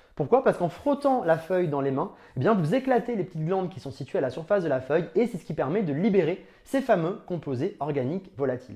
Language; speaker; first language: French; native; French